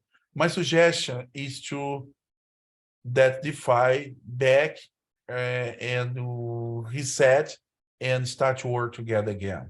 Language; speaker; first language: English; non-native, learner; Portuguese